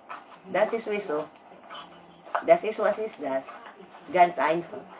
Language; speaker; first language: German; non-native, learner; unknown